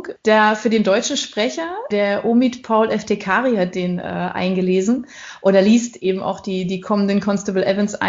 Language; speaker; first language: German; native; German